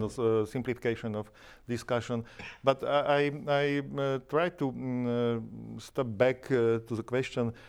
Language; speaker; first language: English; non-native, learner; Slovak